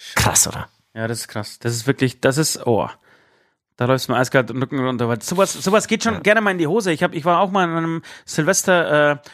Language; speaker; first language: German; early bilingual, other home language; Polish